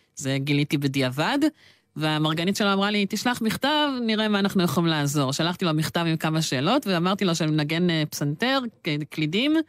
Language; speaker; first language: Hebrew; native; Hebrew